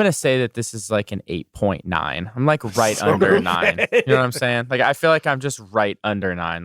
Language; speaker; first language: English; native; English